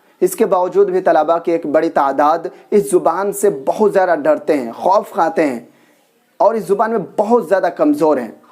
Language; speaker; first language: Urdu; native; Urdu